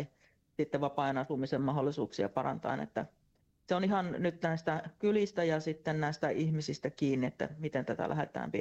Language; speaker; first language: Finnish; native; Finnish